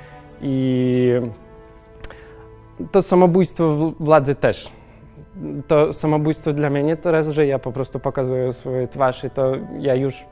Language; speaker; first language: Polish; non-native, learner; Russian